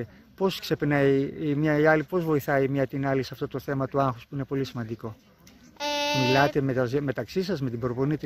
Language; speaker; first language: Greek; native; Greek